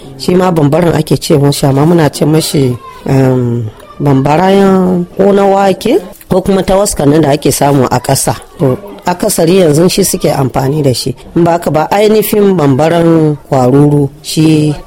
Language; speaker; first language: Hausa; non-native, local second language; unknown